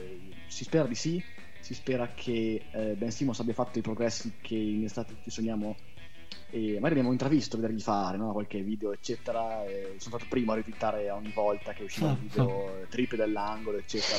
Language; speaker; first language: Italian; native; Italian